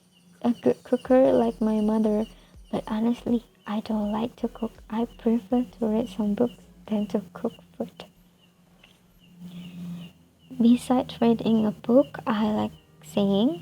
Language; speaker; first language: English; non-native, fluent; Indonesian